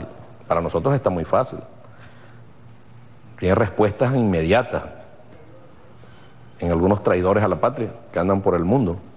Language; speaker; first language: Spanish; native; Spanish